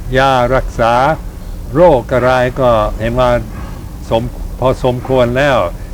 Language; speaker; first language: Thai; non-native, fluent; English